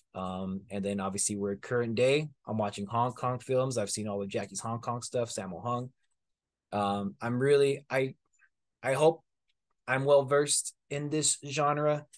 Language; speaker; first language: English; early bilingual, other home language; Spanish